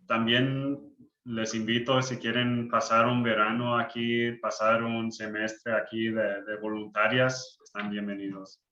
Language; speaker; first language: Spanish; early bilingual, heritage; English